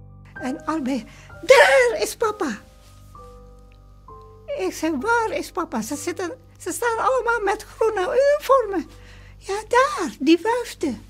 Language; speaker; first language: Dutch; early bilingual, other home language; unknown